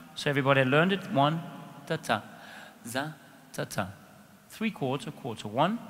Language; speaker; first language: English; non-native, fluent; Danish